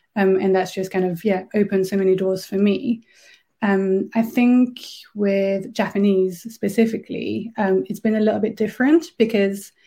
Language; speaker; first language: English; non-native, fluent; French